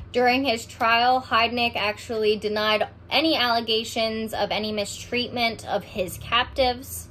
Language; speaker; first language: English; native; English